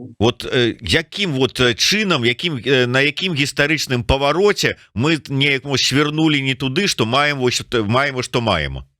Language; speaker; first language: Belarusian; non-native, local second language; Russian